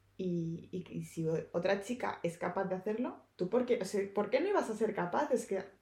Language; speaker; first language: Spanish; native; Spanish